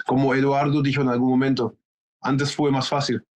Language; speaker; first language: Spanish; non-native, fluent; German